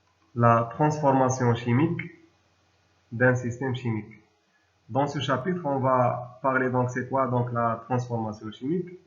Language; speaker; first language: French; non-native, local second language; Arabic